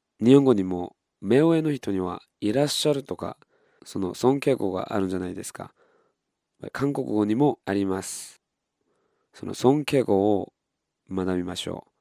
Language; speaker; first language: Japanese; non-native, fluent; Korean